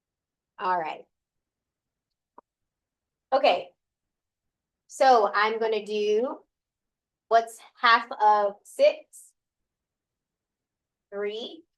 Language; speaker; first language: English; native; English